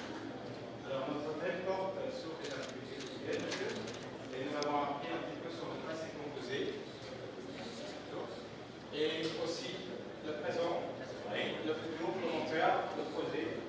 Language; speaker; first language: French; non-native, fluent; Indonesian